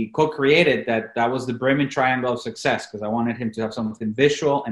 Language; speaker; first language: English; non-native, fluent; Spanish